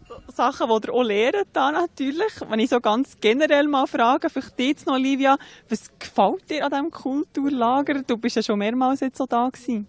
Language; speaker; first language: German; native; German